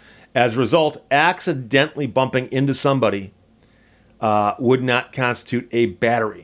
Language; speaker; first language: English; native; English